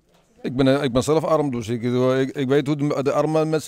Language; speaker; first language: Dutch; non-native, learner; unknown